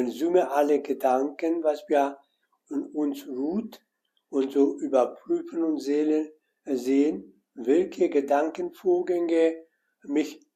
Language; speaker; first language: German; non-native, learner; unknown